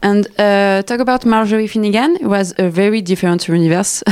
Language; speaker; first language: English; non-native, learner; French